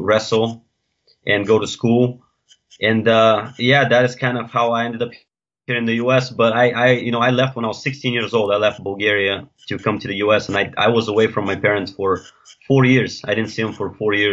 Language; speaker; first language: English; non-native, fluent; Bulgarian